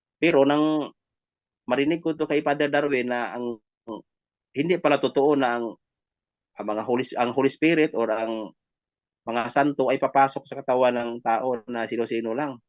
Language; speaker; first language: Filipino; non-native, local second language; Hiligaynon